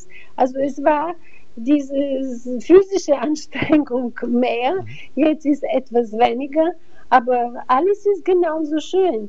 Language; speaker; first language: German; non-native, fluent; Bulgarian